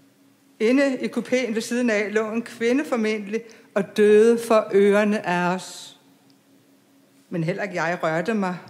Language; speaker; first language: Danish; native; Danish